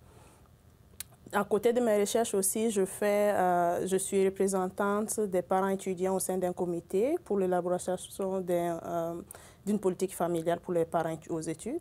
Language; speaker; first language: French; non-native, local second language; Bambara